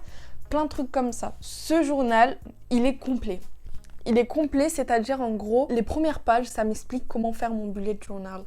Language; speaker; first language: French; native; French